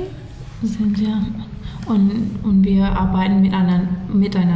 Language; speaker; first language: German; non-native, learner; English